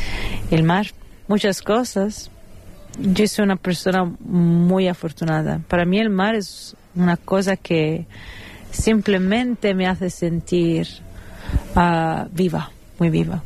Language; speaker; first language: Spanish; non-native, fluent; Italian